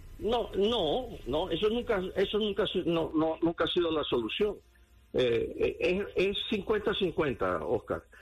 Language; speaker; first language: Spanish; early bilingual, heritage; Spanish